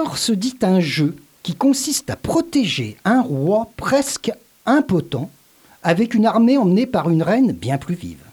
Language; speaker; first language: French; native; French